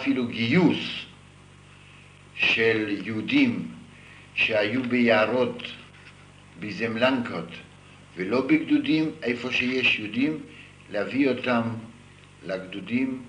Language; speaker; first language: Hebrew; non-native, fluent; Yiddish